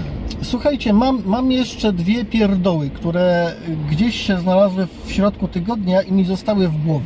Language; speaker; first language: Polish; native; Polish